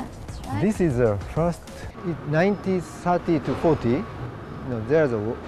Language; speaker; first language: English; non-native, fluent; Japanese